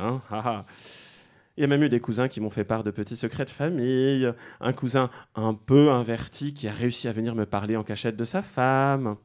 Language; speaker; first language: French; native; French